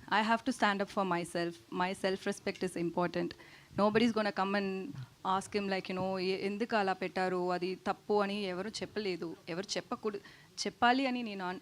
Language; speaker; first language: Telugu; non-native, learner; Tamil